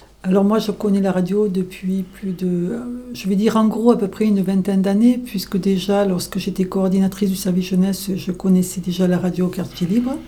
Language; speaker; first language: French; native; French